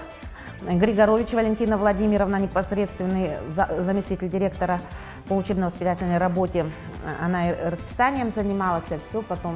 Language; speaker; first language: Russian; native; Russian